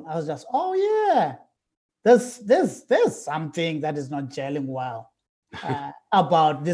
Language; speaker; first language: English; non-native, local second language; Xhosa